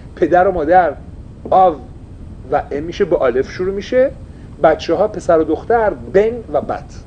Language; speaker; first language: Persian; native; Persian